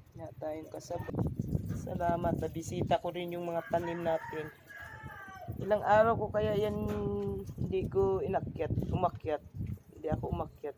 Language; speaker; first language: Filipino; native; Filipino